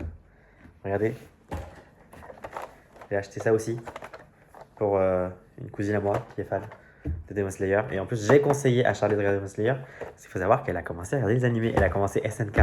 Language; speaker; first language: French; native; French